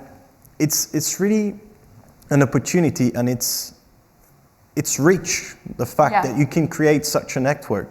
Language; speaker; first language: English; non-native, fluent; French